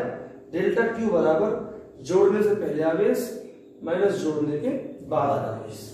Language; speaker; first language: Hindi; native; Hindi